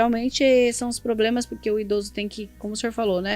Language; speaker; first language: Portuguese; native; Portuguese